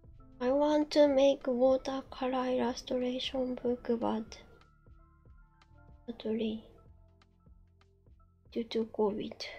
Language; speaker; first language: English; non-native, learner; Japanese